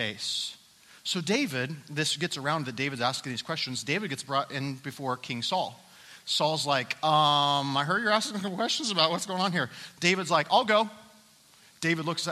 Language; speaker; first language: English; native; English